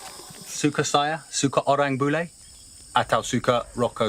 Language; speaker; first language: Indonesian; non-native, learner; English